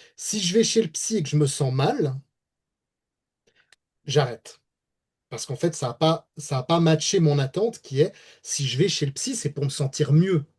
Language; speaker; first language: French; native; French